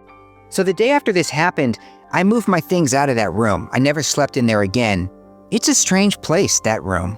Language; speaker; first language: English; native; English